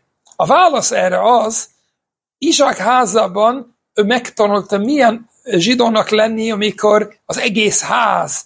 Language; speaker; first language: Hungarian; non-native, fluent; English